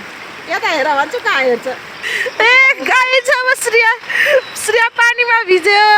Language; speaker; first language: Nepali; native; Nepali